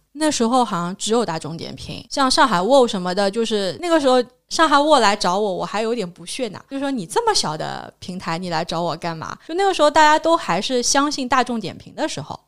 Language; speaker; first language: Chinese; native; Chinese